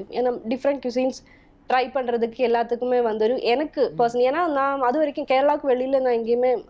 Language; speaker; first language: Tamil; non-native, local second language; Malayalam